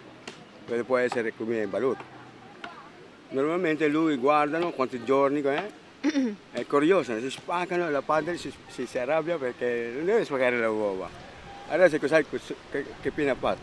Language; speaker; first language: Italian; non-native, learner; Filipino